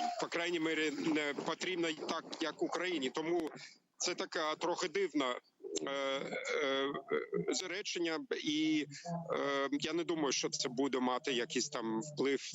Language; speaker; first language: Ukrainian; non-native, learner; German